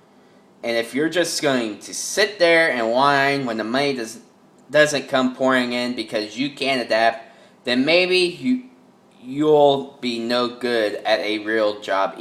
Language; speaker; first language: English; native; English